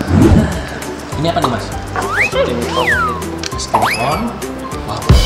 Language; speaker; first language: Indonesian; native; Indonesian